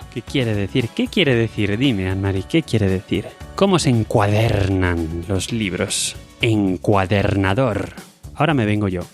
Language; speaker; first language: Spanish; native; Spanish